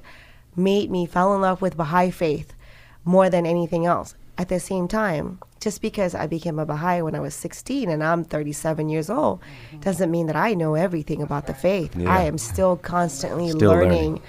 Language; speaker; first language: English; non-native, local second language; Malay